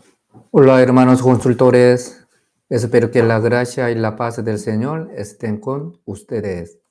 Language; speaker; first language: Spanish; non-native, fluent; Korean